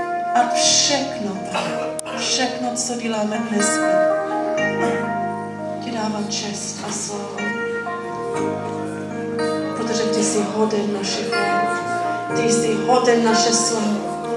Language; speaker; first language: Czech; non-native, learner; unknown